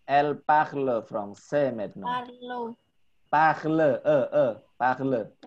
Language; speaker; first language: French; non-native, fluent; Indonesian